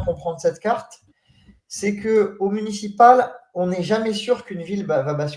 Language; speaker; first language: French; native; French